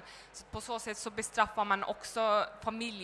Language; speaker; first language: Swedish; early bilingual, other home language; Turkish